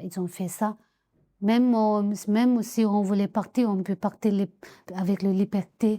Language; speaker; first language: French; non-native, learner; Tibetan